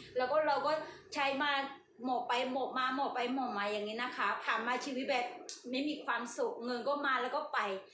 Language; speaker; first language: Thai; non-native, learner; Burmese